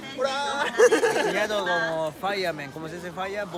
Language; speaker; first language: Spanish; non-native, learner; Japanese